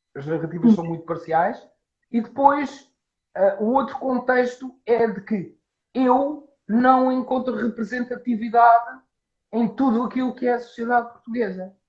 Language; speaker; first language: Portuguese; early bilingual, other home language; Kabuverdianu